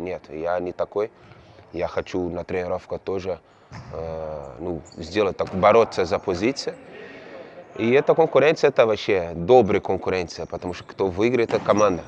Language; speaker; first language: Russian; non-native, learner; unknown